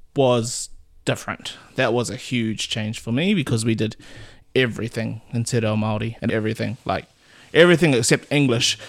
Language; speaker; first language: English; native; English